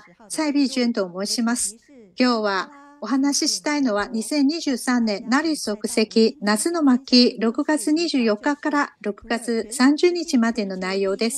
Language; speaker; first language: Japanese; non-native, fluent; Chinese